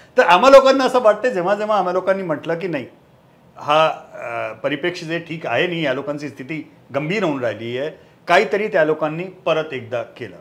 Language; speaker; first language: Marathi; early bilingual, heritage; Marathi